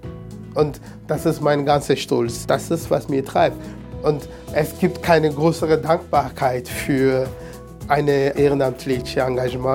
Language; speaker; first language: German; non-native, fluent; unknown